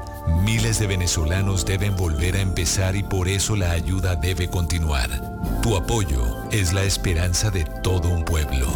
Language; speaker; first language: Spanish; native; Spanish